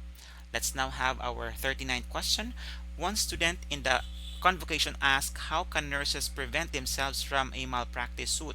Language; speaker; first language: English; non-native, local second language; Filipino